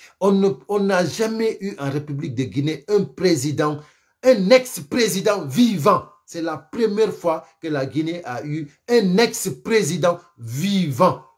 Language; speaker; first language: French; non-native, local second language; Fula